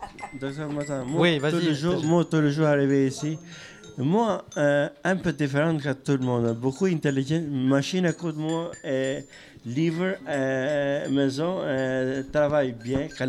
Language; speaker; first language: French; non-native, learner; Albanian